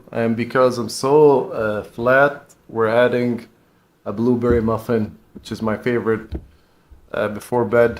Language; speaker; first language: English; non-native, fluent; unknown